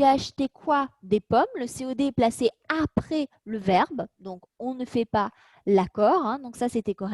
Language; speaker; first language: French; native; French